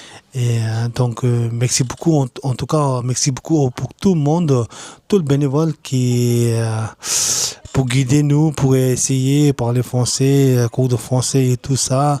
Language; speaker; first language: French; non-native, learner; Tibetan